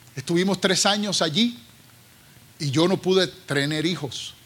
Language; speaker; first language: Spanish; native; Spanish